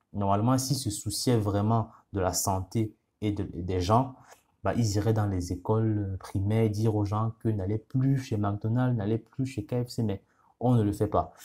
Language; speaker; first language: French; non-native, local second language; Ghomala